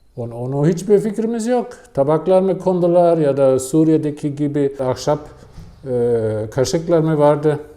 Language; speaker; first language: Turkish; non-native, fluent; German